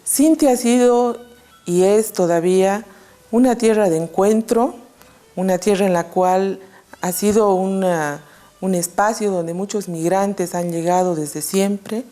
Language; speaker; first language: Spanish; native; Spanish